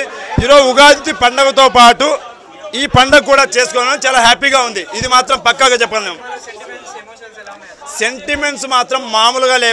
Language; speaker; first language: Telugu; native; Telugu